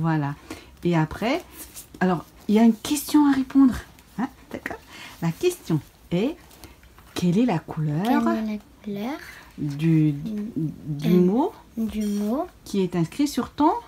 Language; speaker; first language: French; native; French